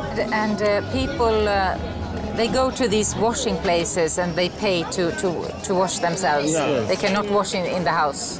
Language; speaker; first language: English; non-native, fluent; Swedish